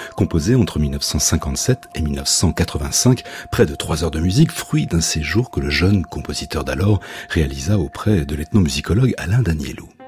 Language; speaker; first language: French; native; French